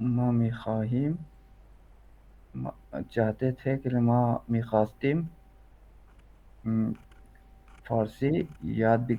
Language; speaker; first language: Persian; non-native, learner; Urdu